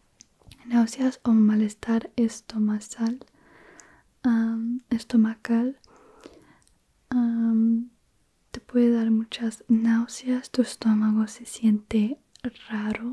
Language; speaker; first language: Spanish; early bilingual, heritage; Spanish